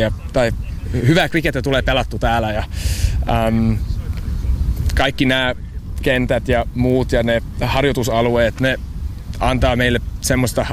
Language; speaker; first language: Finnish; non-native, learner; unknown